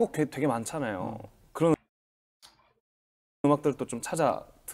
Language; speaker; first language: Korean; native; Korean